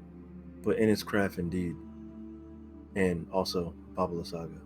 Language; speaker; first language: English; native; English